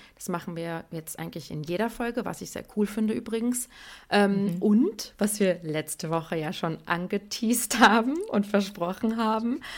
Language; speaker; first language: German; early bilingual, other home language; Persian